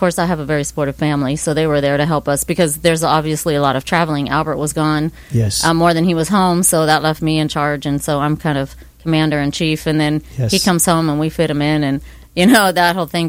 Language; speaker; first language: English; native; English